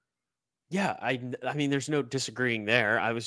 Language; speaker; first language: English; native; English